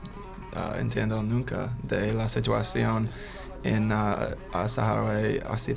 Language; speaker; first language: Spanish; non-native, learner; English